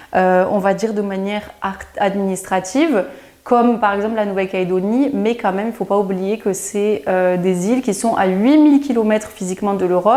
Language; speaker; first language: French; native; French